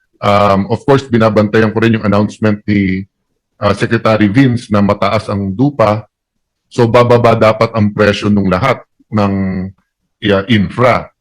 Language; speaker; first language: Filipino; native; Filipino